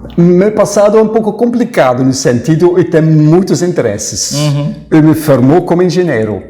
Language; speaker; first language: Portuguese; non-native, fluent; Dutch